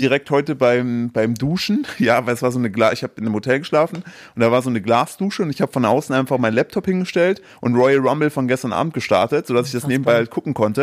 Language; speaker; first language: German; native; German